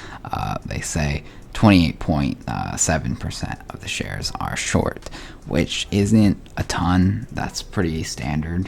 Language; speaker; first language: English; native; English